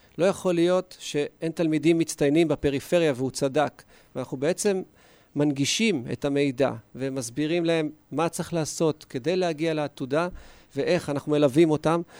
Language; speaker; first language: Hebrew; native; Hebrew